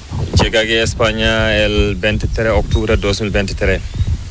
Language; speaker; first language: Spanish; non-native, learner; Fula